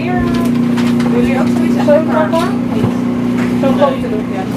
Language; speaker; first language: Dutch; native; Dutch